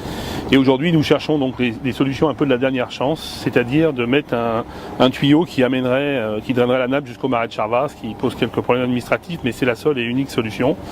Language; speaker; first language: French; native; French